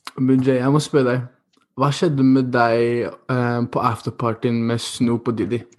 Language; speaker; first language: Norwegian; early bilingual, other home language; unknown